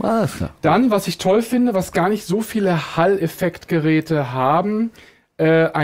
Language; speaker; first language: German; native; German